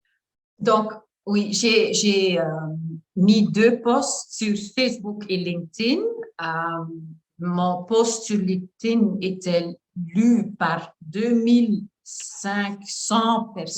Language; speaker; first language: French; non-native, learner; Dutch